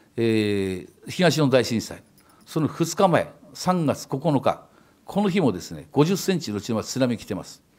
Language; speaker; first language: Japanese; native; Japanese